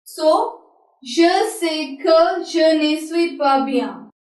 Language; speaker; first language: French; non-native, learner; Hindi